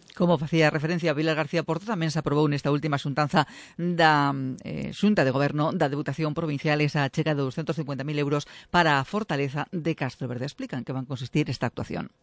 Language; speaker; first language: Galician; native; Galician